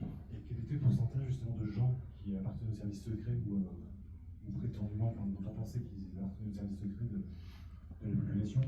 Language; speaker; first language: French; native; French